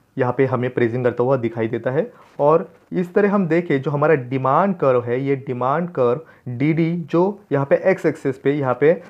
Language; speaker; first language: Hindi; non-native, local second language; Marathi